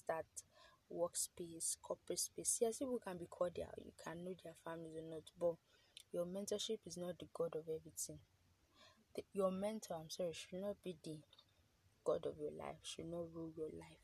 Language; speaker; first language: English; non-native, local second language; Yoruba